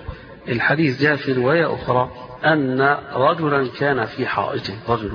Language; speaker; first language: Arabic; native; Arabic